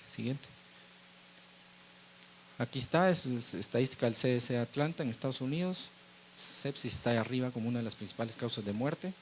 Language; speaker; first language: Spanish; native; Spanish